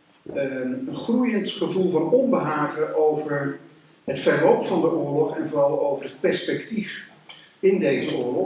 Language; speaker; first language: Dutch; native; Dutch